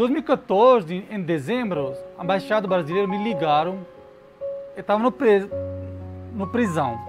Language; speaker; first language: Portuguese; non-native, learner; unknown